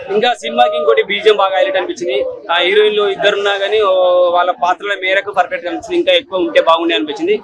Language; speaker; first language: Telugu; native; Telugu